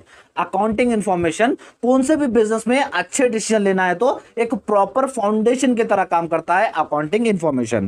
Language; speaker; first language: Hindi; native; Hindi